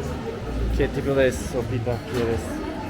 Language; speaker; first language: Spanish; non-native, learner; English